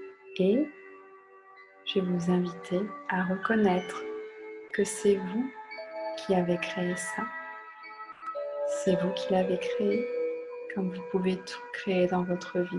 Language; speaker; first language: French; native; French